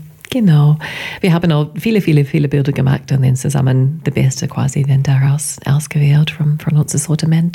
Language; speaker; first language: German; non-native, fluent; English